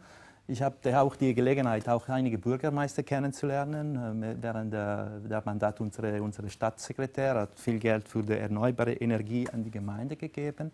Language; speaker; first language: German; non-native, local second language; Italian